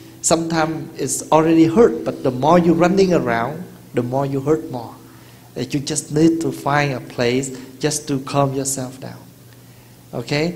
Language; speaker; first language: English; early bilingual, other home language; Vietnamese